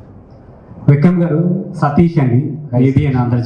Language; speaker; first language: Telugu; native; Telugu